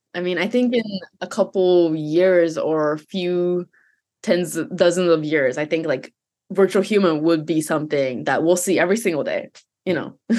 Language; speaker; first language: English; non-native, fluent; Japanese